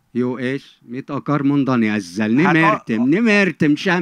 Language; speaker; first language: Hungarian; non-native, fluent; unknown